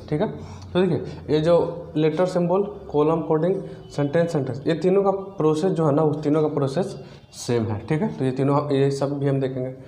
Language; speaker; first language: Hindi; native; Hindi